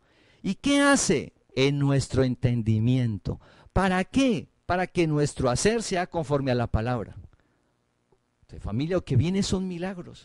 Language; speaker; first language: Spanish; native; Spanish